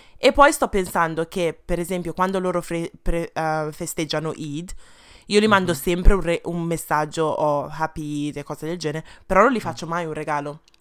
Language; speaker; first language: Italian; early bilingual, other home language; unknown